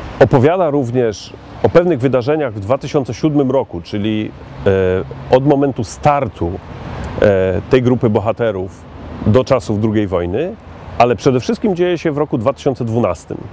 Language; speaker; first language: Polish; native; Polish